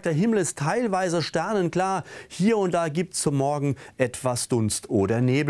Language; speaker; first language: German; native; German